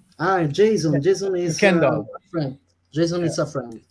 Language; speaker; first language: English; non-native, learner; Italian